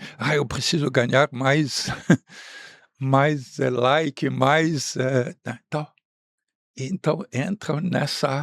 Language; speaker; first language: Portuguese; non-native, fluent; Arabic